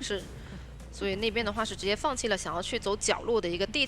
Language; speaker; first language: Chinese; native; Chinese